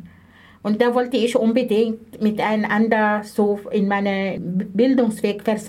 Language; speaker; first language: German; non-native, fluent; Arabic